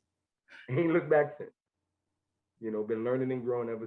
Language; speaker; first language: English; native; English